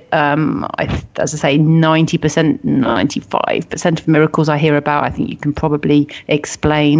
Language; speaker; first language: English; native; English